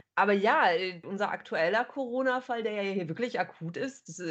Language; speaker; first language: German; native; German